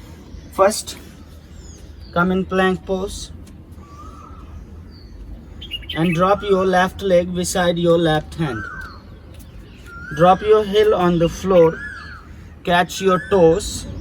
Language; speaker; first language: English; non-native, local second language; Hindi